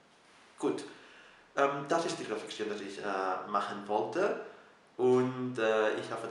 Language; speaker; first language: German; non-native, fluent; Catalan